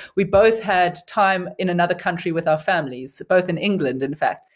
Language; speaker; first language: English; native; English